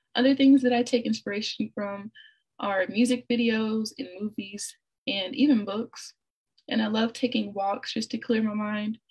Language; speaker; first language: English; native; English